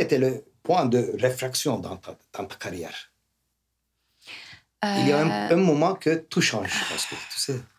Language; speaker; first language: French; non-native, fluent; Turkish